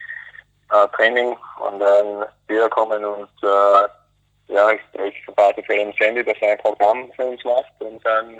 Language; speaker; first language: German; early bilingual, other home language; Greek